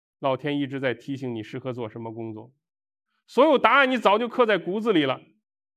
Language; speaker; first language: Chinese; native; Chinese